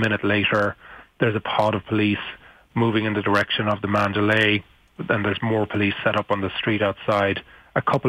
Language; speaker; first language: English; native; English